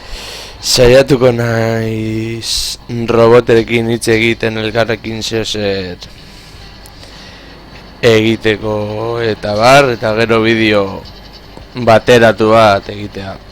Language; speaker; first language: Basque; non-native, local second language; Spanish